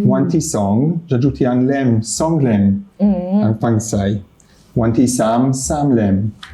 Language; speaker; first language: Thai; non-native, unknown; Hebrew